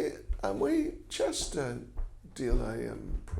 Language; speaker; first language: Russian; non-native, learner; English